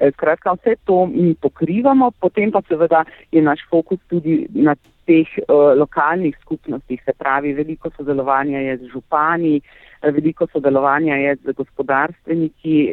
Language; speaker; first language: Slovenian; native; Slovenian